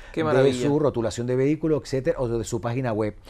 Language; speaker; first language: Spanish; native; Spanish